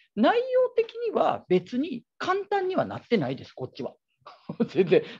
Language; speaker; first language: Japanese; native; Japanese